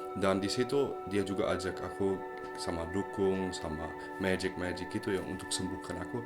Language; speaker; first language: Indonesian; early bilingual, other home language; German